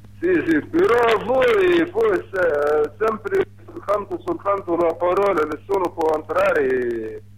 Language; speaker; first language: Italian; non-native, learner; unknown